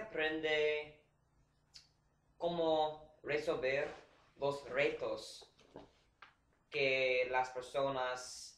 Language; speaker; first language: Spanish; non-native, learner; English